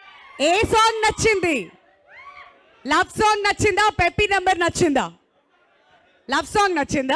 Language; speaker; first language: Telugu; native; Telugu